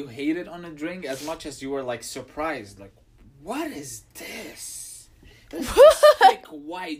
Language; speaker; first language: English; non-native, fluent; Arabic